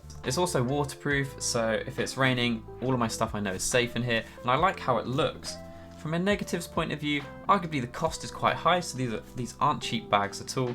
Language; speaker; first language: English; native; English